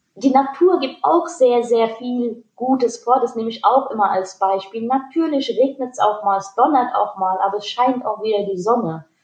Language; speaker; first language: German; early bilingual, other home language; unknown